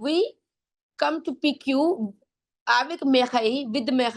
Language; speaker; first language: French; non-native, fluent; Punjabi